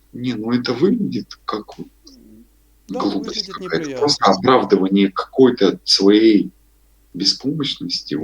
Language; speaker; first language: Russian; native; Russian